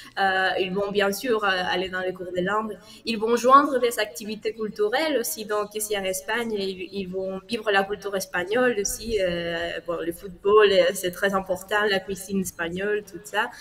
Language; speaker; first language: French; non-native, fluent; Spanish